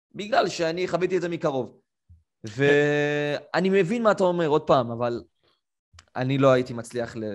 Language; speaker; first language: Hebrew; native; Hebrew